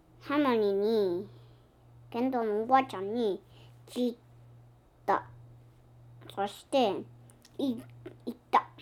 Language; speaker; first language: Japanese; early bilingual, heritage; Japanese